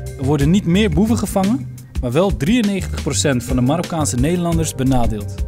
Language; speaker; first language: Dutch; early bilingual, other home language; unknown